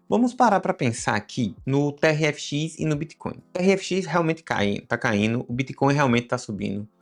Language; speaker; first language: Portuguese; native; Portuguese